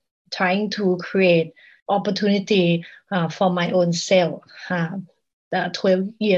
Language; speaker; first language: English; non-native, learner; Thai